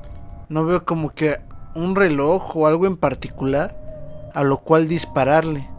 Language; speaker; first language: Spanish; native; Spanish